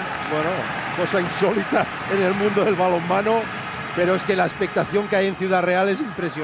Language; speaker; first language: Spanish; native; Spanish